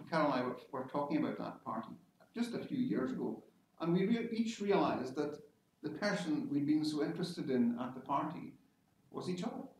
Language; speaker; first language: English; native; English